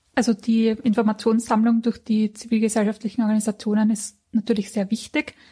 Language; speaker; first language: German; native; German